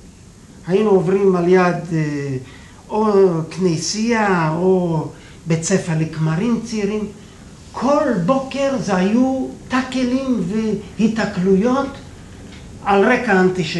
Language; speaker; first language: Hebrew; early bilingual, other home language; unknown